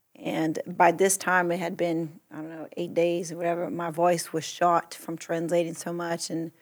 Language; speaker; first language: English; early bilingual, other home language; Portuguese